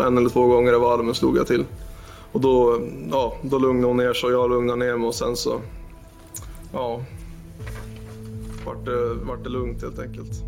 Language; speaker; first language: Swedish; native; Swedish